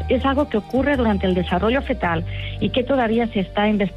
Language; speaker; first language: Spanish; native; Spanish